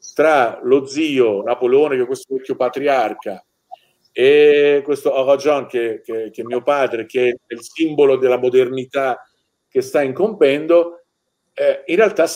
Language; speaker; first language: Italian; non-native, fluent; Persian